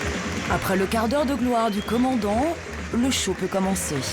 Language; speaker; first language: French; native; French